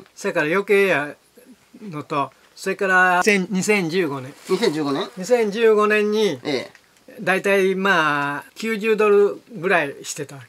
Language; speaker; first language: Japanese; native; Japanese